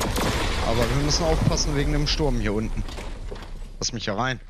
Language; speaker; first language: German; native; German